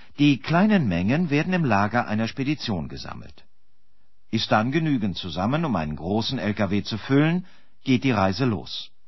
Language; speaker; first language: German; native; German